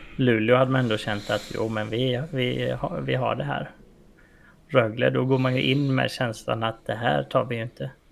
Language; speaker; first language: Swedish; native; Swedish